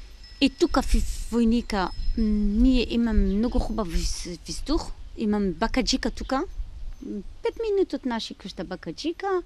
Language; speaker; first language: Bulgarian; non-native, learner; Arabic